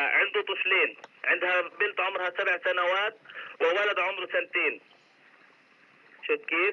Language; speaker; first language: Arabic; native; Arabic